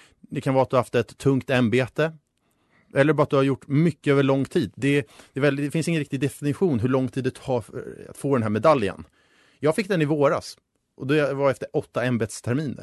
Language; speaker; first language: Swedish; native; Swedish